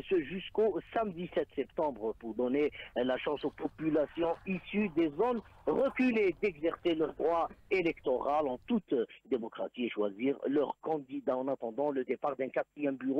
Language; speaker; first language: French; non-native, local second language; Arabic